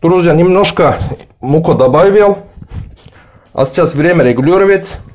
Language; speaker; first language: Russian; non-native, learner; Turkish